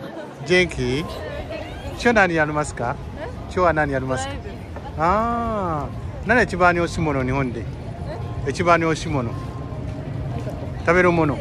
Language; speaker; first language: Japanese; non-native, learner; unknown